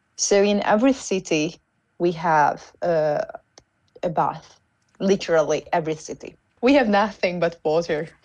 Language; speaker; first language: English; non-native, fluent; Hungarian